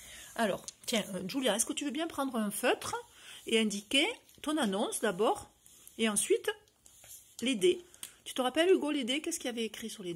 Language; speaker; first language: French; native; French